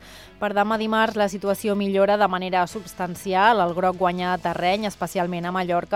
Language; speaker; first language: Catalan; native; Catalan